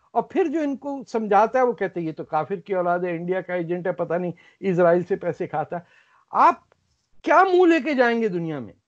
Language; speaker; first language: Urdu; native; Urdu